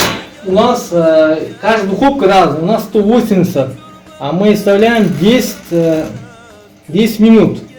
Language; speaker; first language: Russian; non-native, learner; Uzbek